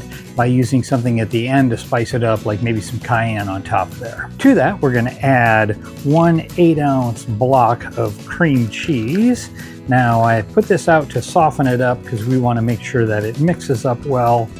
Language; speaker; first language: English; native; English